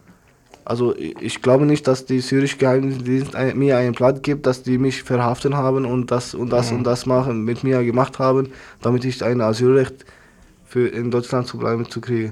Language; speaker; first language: German; non-native, learner; Arabic